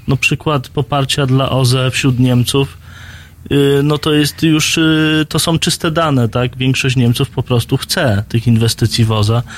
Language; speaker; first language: Polish; native; Polish